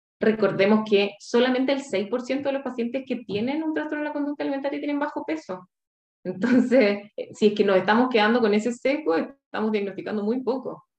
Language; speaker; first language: Spanish; native; Spanish